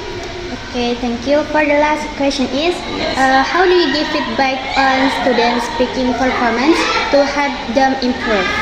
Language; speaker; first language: English; non-native, learner; Indonesian